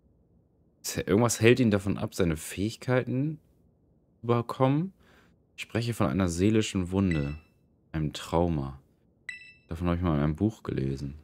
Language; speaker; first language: German; native; German